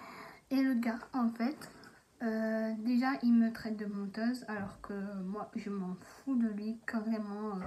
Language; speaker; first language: French; native; French